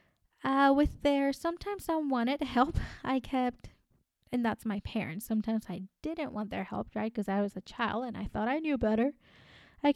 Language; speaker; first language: English; non-native, fluent; Spanish